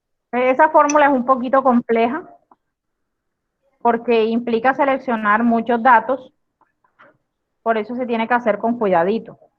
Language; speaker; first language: Spanish; native; Spanish